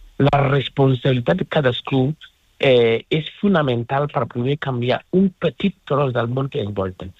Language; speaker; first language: Catalan; non-native, fluent; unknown